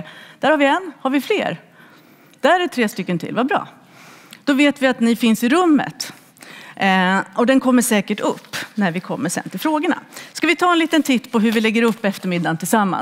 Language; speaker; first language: Swedish; native; Swedish